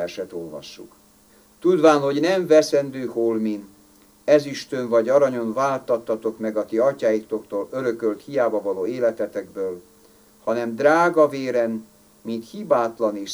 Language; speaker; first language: Hungarian; native; Hungarian